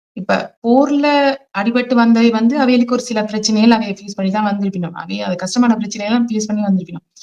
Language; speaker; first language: Tamil; early bilingual, heritage; Tamil